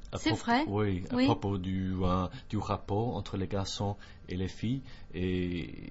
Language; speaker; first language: French; non-native, fluent; English